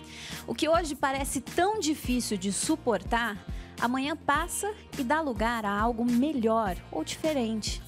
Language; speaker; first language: Portuguese; native; Portuguese